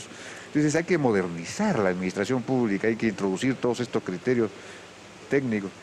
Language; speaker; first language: Spanish; native; Spanish